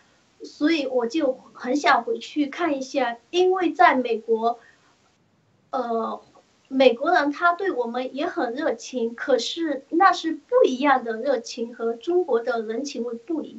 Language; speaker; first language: Chinese; early bilingual, heritage; Chinese